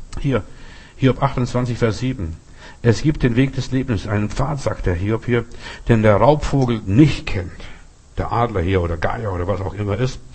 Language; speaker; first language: German; non-native, fluent; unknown